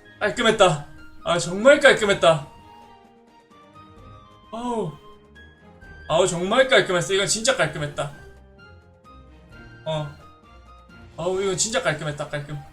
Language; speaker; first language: Korean; native; Korean